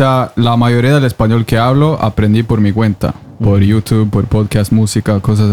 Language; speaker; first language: Spanish; non-native, fluent; Norwegian